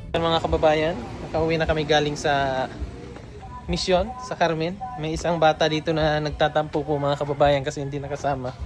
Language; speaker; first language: Filipino; non-native, local second language; Hiligaynon